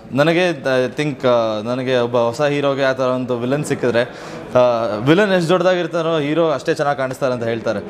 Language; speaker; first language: Kannada; native; Kannada